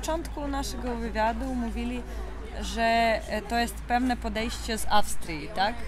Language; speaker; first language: Polish; non-native, learner; Ukrainian